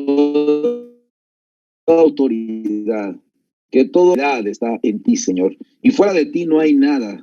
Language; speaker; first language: Spanish; native; Spanish